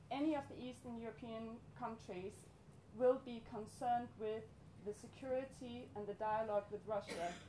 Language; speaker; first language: English; non-native, fluent; Danish